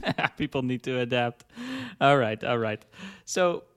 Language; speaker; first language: English; non-native, fluent; Dutch